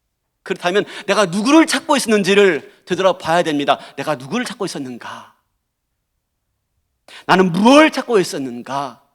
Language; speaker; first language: Korean; native; Korean